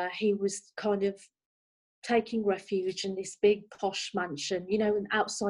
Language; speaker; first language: English; native; English